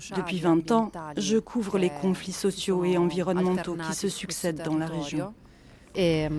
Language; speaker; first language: French; non-native, fluent; Italian